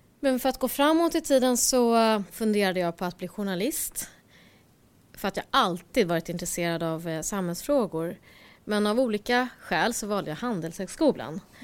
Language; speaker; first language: Swedish; early bilingual, other home language; Korean